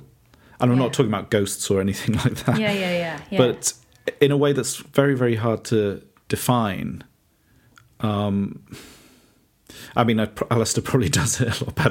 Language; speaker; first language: English; native; English